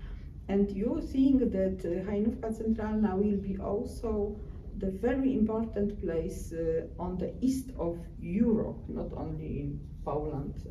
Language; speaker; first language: English; non-native, learner; Polish